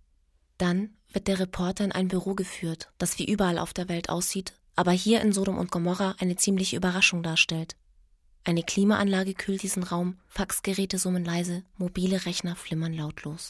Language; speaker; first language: German; native; German